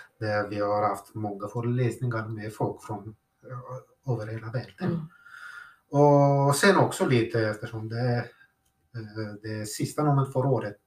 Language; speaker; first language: Swedish; non-native, fluent; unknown